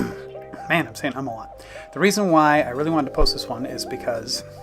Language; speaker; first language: English; native; English